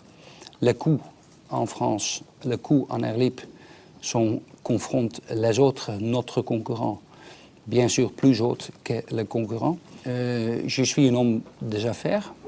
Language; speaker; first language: French; non-native, learner; Dutch